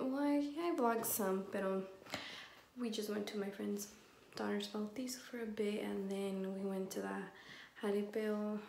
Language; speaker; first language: English; early bilingual, other home language; Spanish